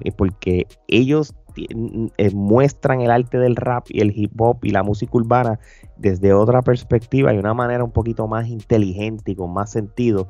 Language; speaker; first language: Spanish; native; Spanish